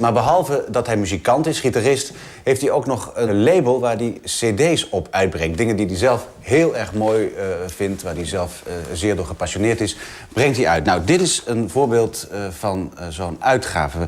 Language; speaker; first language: Dutch; native; Dutch